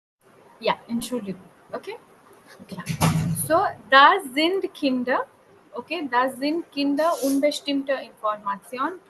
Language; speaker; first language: German; non-native, fluent; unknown